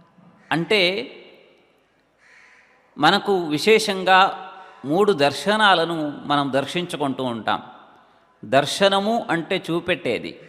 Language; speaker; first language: Telugu; native; Telugu